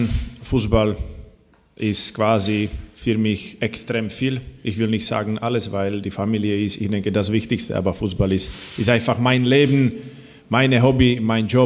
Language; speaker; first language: German; non-native, fluent; Slovak